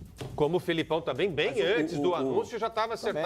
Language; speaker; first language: Portuguese; native; Portuguese